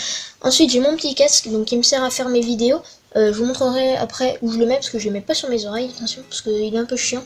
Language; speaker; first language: French; native; French